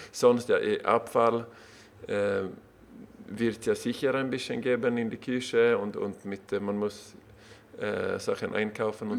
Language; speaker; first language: German; non-native, learner; Swedish